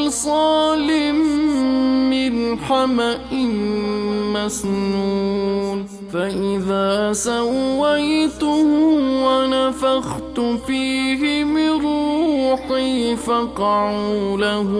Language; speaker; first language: Arabic; native; Arabic